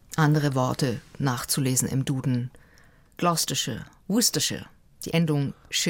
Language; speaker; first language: German; native; German